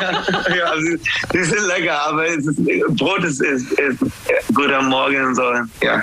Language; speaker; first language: German; non-native, learner; English